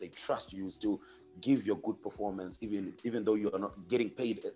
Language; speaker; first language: English; non-native, local second language; Shona